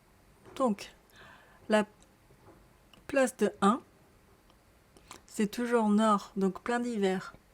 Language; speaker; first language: French; non-native, learner; Japanese